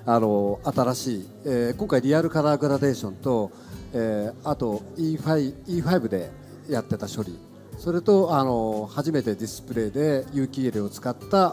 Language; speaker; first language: Japanese; native; Japanese